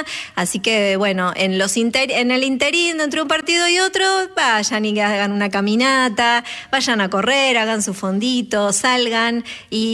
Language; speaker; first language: Spanish; native; Spanish